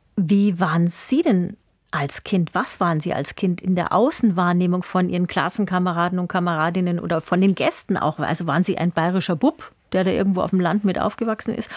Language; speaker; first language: German; native; German